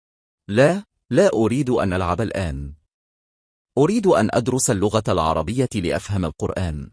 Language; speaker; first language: Arabic; non-native, fluent; Bangla